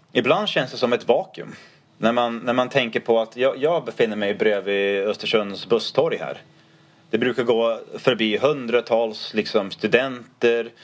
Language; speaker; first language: Swedish; non-native, fluent; English